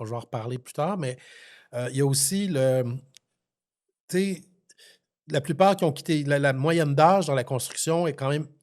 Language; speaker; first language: French; native; French